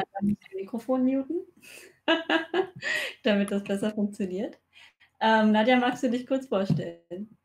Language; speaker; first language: German; native; German